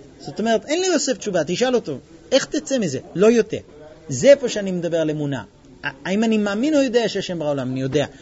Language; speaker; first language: Hebrew; non-native, fluent; English